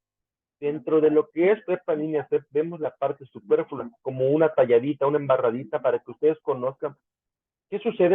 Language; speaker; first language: Spanish; native; Spanish